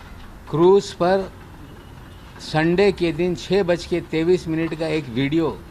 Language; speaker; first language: Hindi; native; Hindi